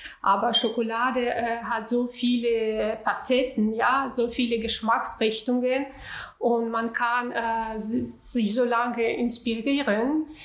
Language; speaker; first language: German; non-native, fluent; Russian